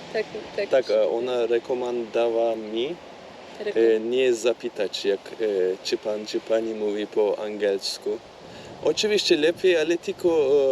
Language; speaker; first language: Polish; non-native, learner; Turkish